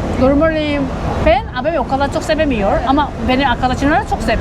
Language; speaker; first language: Turkish; non-native, learner; Korean